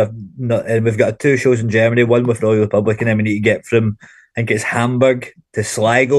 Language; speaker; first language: English; native; English